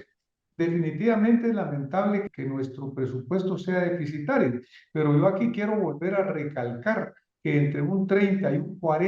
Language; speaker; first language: Spanish; native; Spanish